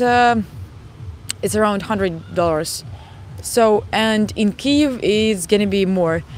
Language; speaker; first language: English; non-native, fluent; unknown